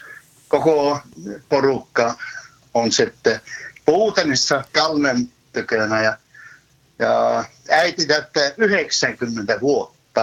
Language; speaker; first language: Finnish; native; Finnish